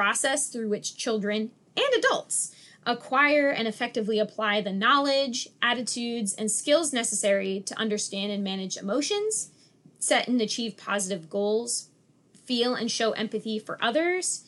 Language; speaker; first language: English; native; English